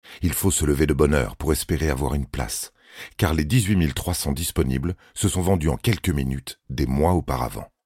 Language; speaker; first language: French; native; French